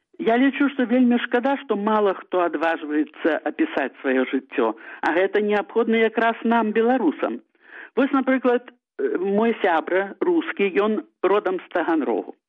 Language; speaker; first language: Belarusian; native; Belarusian